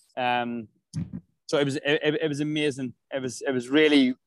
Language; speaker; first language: English; native; English